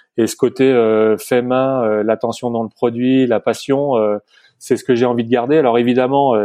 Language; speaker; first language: French; native; French